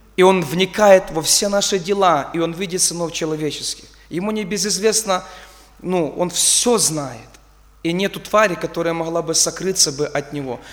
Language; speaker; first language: Russian; non-native, local second language; Ukrainian